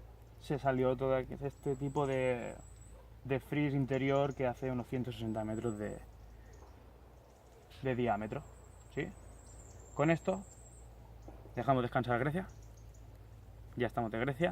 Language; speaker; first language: Spanish; native; Spanish